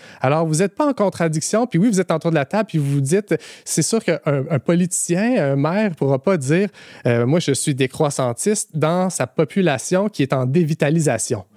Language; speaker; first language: French; native; French